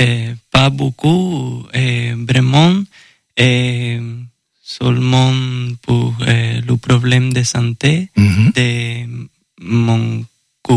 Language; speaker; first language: French; non-native, learner; Spanish